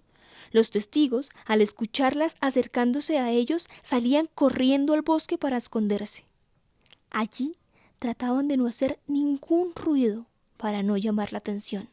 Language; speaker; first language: Spanish; native; Spanish